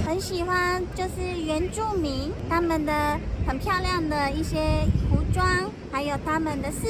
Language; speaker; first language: Chinese; early bilingual, heritage; Japanese